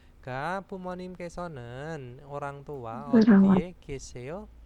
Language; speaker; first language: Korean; non-native, fluent; Indonesian